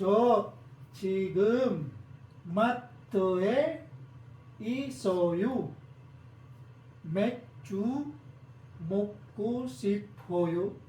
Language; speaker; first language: Korean; non-native, learner; Filipino